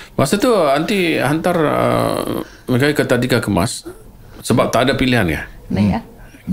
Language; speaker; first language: Malay; native; Malay